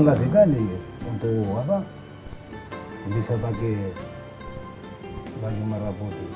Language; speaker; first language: Indonesian; non-native, fluent; Spanish